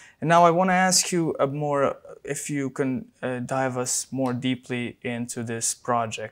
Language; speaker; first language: English; non-native, fluent; Albanian